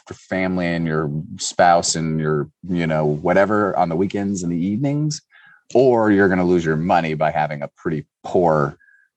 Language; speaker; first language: English; native; English